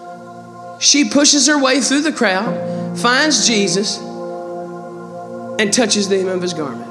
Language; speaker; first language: English; native; English